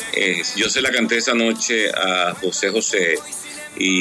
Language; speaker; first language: Spanish; native; Spanish